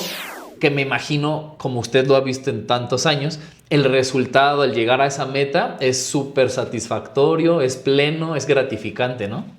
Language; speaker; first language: Spanish; native; Spanish